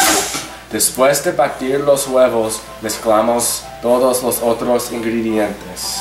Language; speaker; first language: Spanish; non-native, learner; English